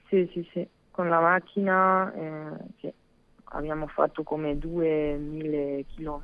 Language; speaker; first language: Italian; non-native, learner; French